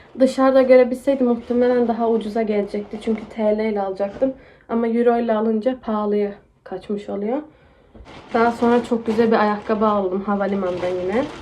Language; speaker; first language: Turkish; early bilingual, heritage; Turkish